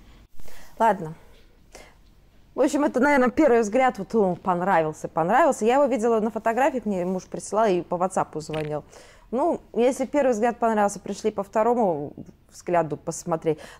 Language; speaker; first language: Russian; native; Russian